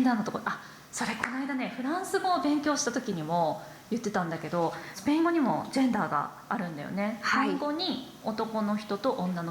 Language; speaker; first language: Japanese; native; Japanese